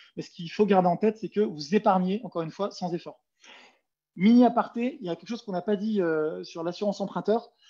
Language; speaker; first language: French; native; French